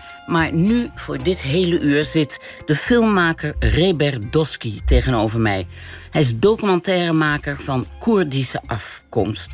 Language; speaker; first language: Dutch; native; Dutch